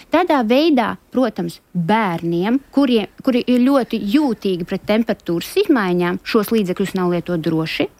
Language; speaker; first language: Latvian; non-native, local second language; Russian